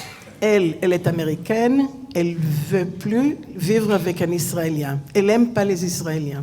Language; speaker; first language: French; non-native, fluent; Hebrew